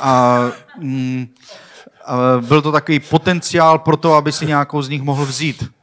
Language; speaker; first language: Czech; non-native, learner; Swedish